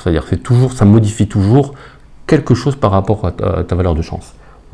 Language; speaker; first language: French; native; French